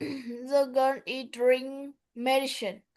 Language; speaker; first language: English; non-native, learner; Vietnamese